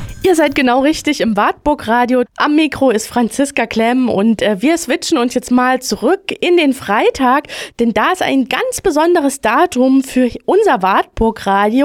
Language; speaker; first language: German; native; German